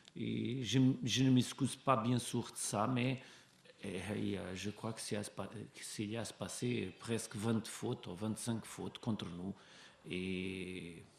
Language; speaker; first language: French; non-native, learner; Portuguese